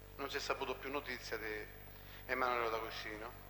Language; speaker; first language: Italian; non-native, local second language; Sicilian